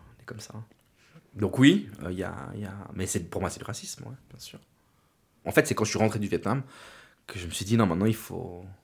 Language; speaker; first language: French; native; French